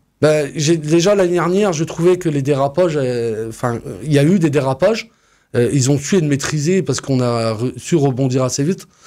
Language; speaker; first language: French; native; French